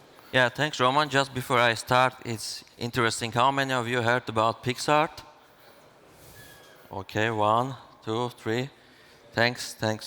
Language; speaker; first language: English; non-native, fluent; Armenian